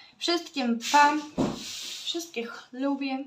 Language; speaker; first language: Polish; non-native, learner; Ukrainian